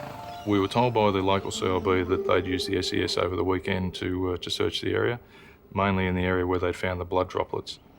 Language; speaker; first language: English; native; English